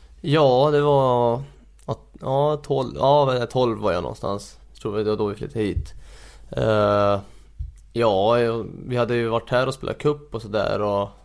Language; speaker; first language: Swedish; early bilingual, other home language; Hungarian